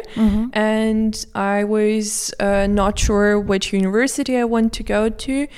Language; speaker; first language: English; non-native, fluent; Russian